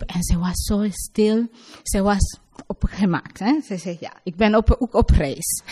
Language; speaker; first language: Dutch; non-native, learner; Spanish